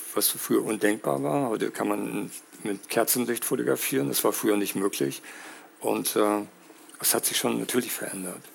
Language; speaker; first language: German; native; German